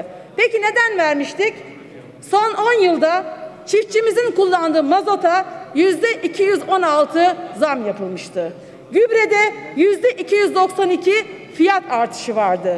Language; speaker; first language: Turkish; native; Turkish